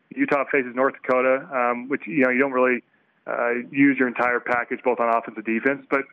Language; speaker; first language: English; native; English